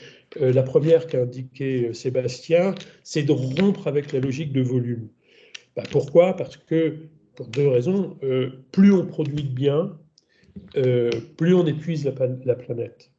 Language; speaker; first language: French; native; French